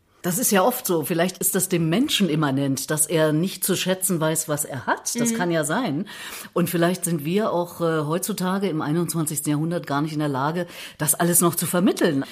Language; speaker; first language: German; native; German